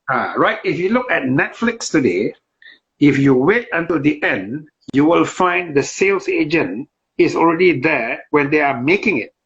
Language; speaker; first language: English; non-native, local second language; Malay